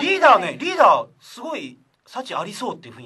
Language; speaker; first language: Japanese; native; Japanese